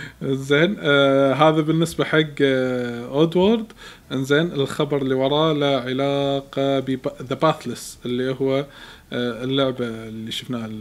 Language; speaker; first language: Arabic; native; Arabic